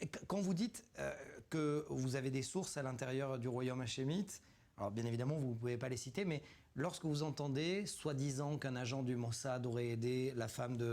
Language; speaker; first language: French; native; French